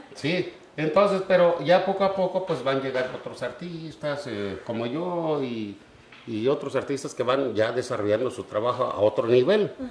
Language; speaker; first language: Spanish; native; Spanish